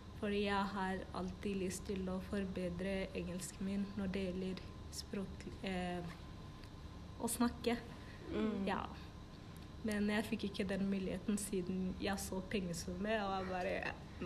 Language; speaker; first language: Norwegian; early bilingual, other home language; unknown